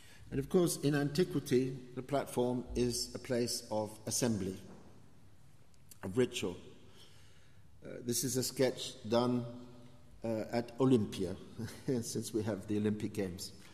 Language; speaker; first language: English; native; English